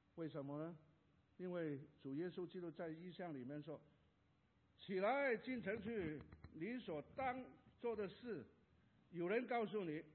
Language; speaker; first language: Chinese; non-native, local second language; Cantonese